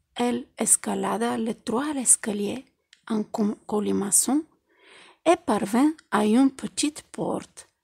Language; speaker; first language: French; non-native, fluent; Bulgarian